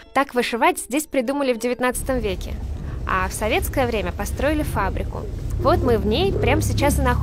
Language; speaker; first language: Russian; native; Russian